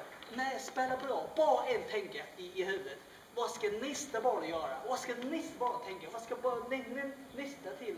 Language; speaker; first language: Swedish; non-native, learner; Chinese